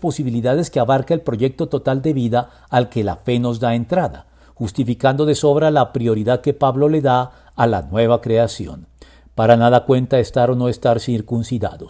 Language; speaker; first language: Spanish; native; Spanish